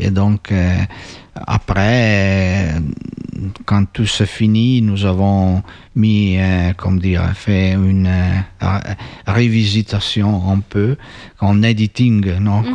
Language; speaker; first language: French; non-native, learner; Italian